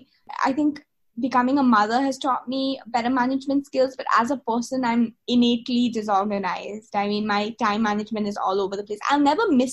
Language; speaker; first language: English; native; English